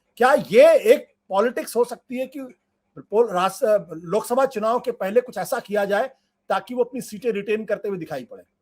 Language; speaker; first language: Hindi; native; Hindi